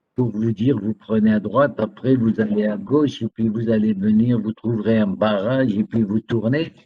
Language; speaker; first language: French; non-native, local second language; Arabic